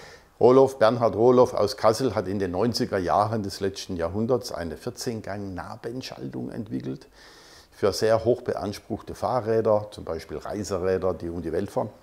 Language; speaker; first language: German; native; German